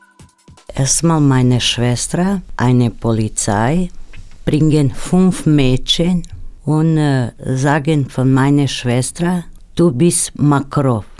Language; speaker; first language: German; non-native, learner; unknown